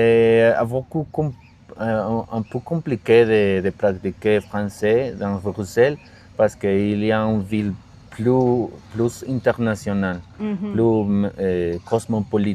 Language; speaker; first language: French; non-native, learner; Spanish